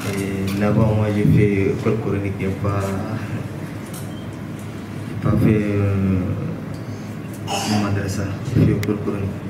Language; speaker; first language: French; non-native, learner; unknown